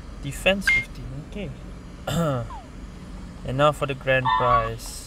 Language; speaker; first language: English; non-native, local second language; Malay